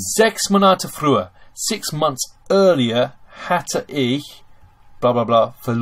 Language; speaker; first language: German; non-native, fluent; English